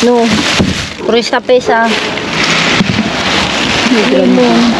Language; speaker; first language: Spanish; non-native, learner; Filipino